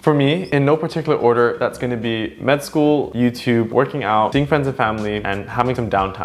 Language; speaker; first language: English; native; English